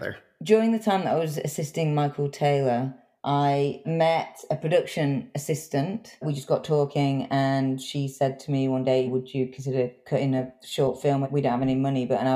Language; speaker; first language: English; native; English